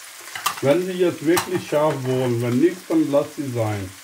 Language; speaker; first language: German; non-native, learner; Urdu